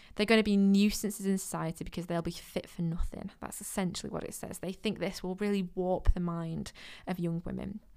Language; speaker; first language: English; native; English